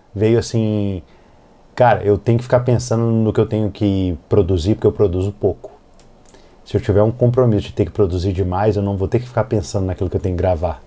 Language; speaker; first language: Portuguese; native; Portuguese